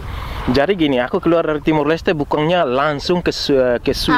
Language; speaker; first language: Indonesian; non-native, local second language; Tetum